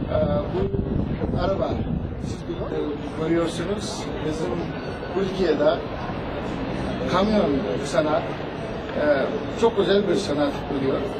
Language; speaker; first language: Turkish; non-native, learner; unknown